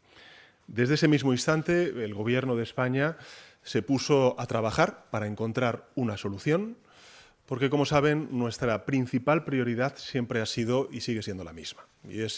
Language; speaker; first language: Spanish; native; Spanish